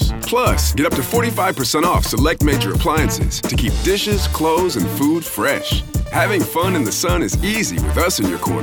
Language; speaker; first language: English; native; English